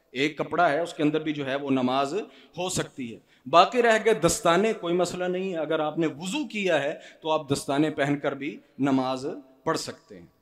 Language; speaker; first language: Urdu; non-native, local second language; Punjabi